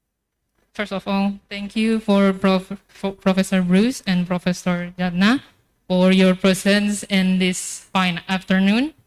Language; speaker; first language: English; non-native, fluent; Indonesian